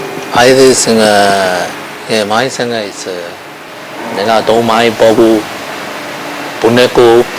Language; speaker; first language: Korean; non-native, learner; Burmese